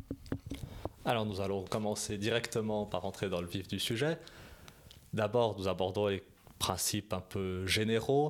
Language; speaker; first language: French; native; French